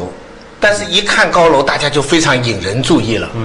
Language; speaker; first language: Chinese; native; Chinese